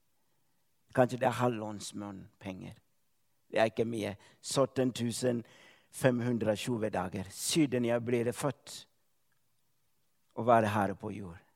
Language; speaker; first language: Norwegian; non-native, learner; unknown